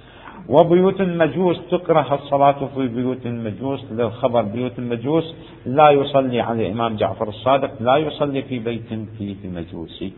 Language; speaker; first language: Arabic; native; Arabic